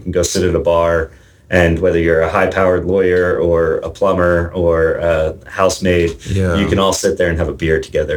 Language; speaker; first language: English; native; English